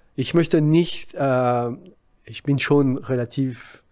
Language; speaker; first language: German; non-native, fluent; French